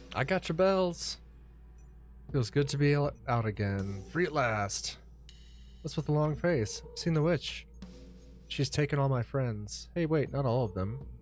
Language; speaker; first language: English; native; English